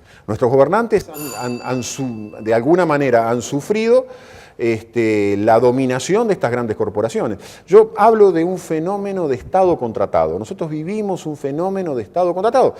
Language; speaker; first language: Spanish; native; Spanish